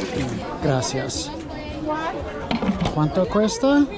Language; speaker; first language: Spanish; non-native, learner; English